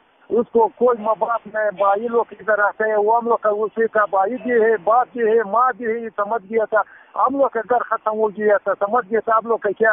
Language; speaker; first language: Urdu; non-native, fluent; Pashto